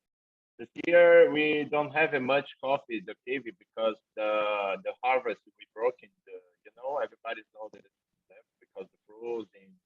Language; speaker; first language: English; non-native, learner; Portuguese